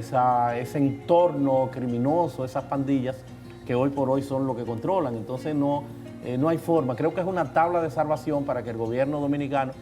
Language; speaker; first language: Spanish; native; Spanish